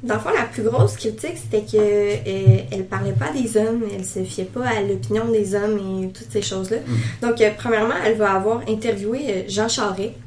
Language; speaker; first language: French; native; French